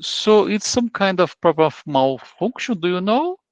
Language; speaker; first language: English; non-native, learner; Portuguese